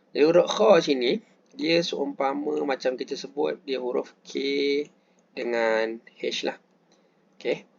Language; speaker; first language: Malay; native; Malay